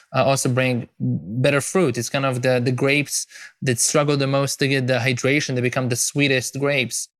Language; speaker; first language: English; non-native, fluent; Hebrew